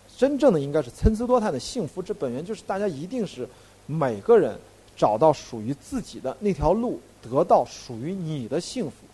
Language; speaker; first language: Chinese; native; Chinese